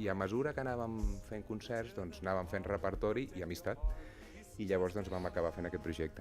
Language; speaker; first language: Catalan; native; Catalan